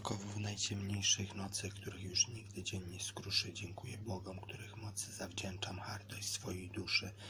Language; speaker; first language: Polish; native; Polish